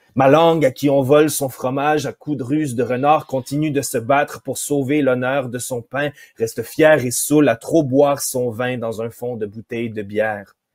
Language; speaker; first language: French; native; French